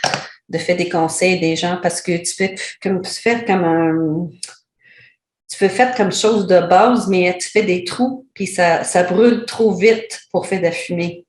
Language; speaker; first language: French; non-native, learner; English